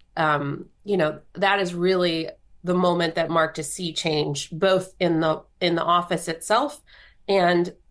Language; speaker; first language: English; native; English